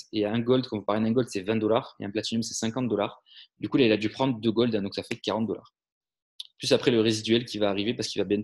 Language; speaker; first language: French; native; French